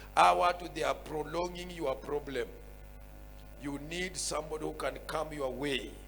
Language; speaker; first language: English; non-native, local second language; Swahili